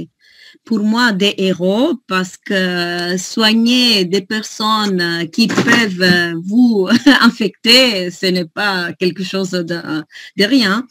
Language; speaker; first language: French; non-native, fluent; Italian